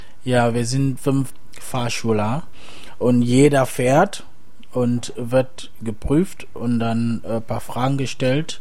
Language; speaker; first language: German; non-native, fluent; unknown